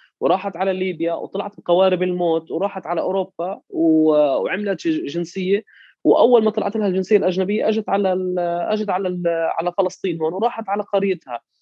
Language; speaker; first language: Arabic; native; Arabic